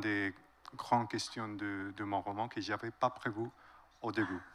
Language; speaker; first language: French; non-native, fluent; Spanish